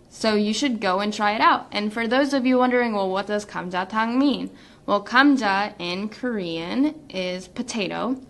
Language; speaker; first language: English; native; English